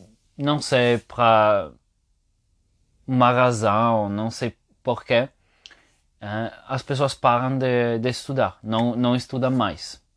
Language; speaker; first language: Portuguese; non-native, fluent; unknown